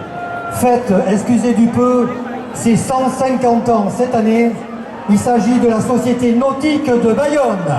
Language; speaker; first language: French; native; French